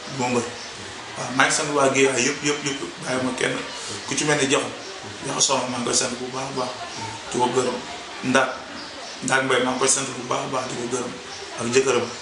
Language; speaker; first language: Wolof; native; Wolof